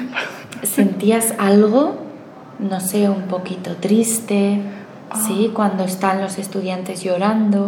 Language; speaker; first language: Spanish; native; Spanish